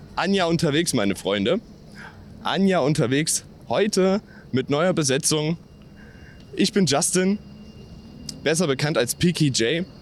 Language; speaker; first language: German; native; German